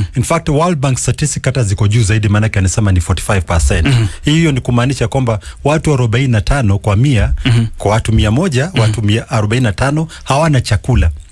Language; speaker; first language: Swahili; non-native, local second language; Kikuyu